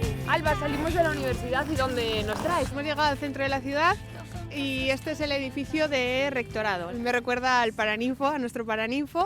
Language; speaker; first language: Spanish; native; Spanish